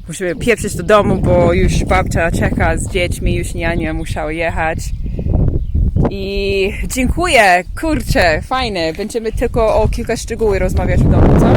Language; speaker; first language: Polish; non-native, learner; English